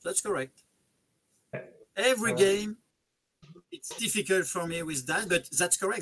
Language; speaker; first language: English; non-native, fluent; French